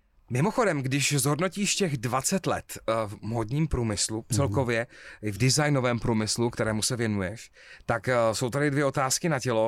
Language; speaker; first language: Czech; native; Czech